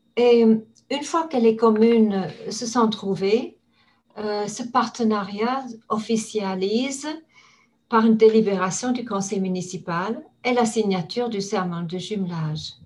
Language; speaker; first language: French; non-native, fluent; English